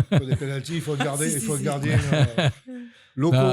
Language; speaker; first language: French; native; French